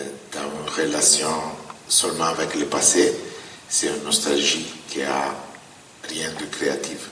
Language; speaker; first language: French; non-native, fluent; Italian